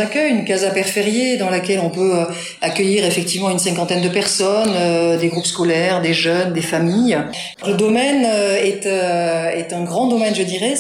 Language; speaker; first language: French; native; French